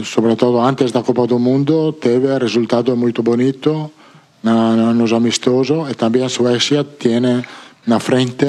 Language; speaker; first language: Portuguese; non-native, fluent; Italian